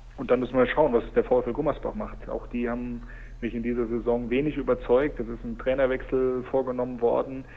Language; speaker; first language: German; native; German